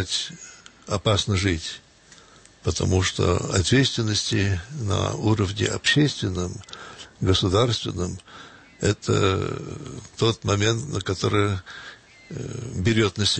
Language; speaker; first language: Russian; early bilingual, heritage; Russian